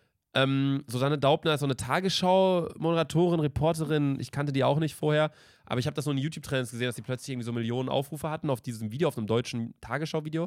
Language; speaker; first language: German; native; German